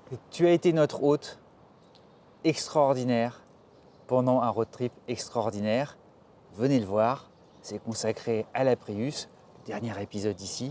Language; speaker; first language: French; native; French